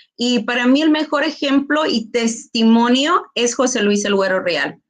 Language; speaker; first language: Spanish; early bilingual, heritage; Spanish